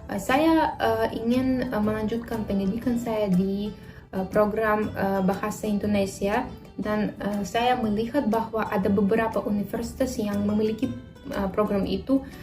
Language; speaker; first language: Indonesian; non-native, fluent; Russian